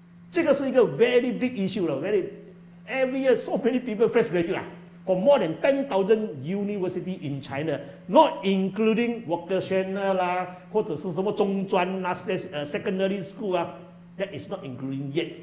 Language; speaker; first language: English; non-native, local second language; Chinese